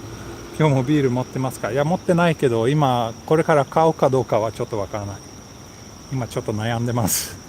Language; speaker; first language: Japanese; non-native, learner; Swedish